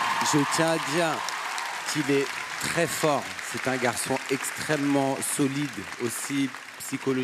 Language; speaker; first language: French; native; French